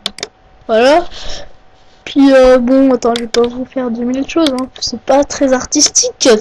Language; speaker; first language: French; native; French